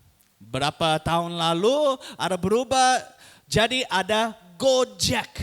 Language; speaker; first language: Indonesian; non-native, fluent; English